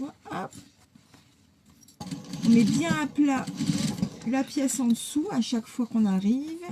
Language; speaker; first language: French; native; French